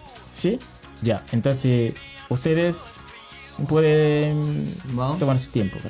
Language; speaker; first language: Spanish; non-native, learner; Haitian Creole